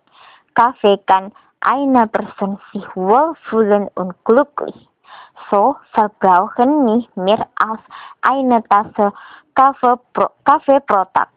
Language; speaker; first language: German; non-native, learner; Indonesian